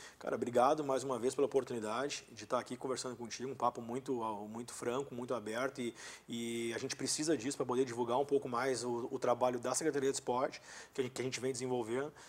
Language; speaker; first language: Portuguese; native; Portuguese